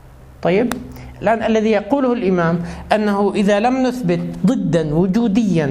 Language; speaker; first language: Arabic; native; Arabic